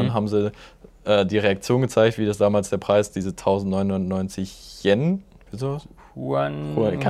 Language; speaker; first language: German; native; German